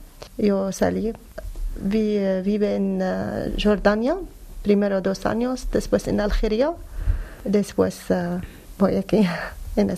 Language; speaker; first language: Spanish; non-native, learner; Arabic